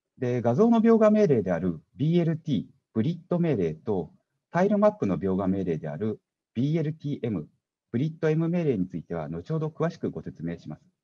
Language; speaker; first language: Japanese; native; Japanese